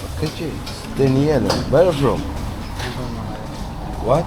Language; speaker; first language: English; non-native, learner; Turkish